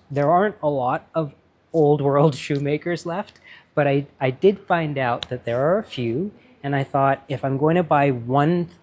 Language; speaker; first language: English; early bilingual, heritage; English